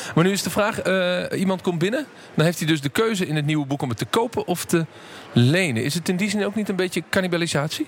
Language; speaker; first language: Dutch; native; Dutch